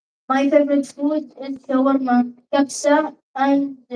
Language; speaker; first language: English; non-native, learner; Arabic